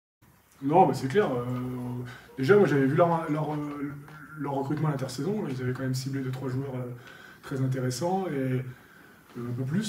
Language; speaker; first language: French; native; French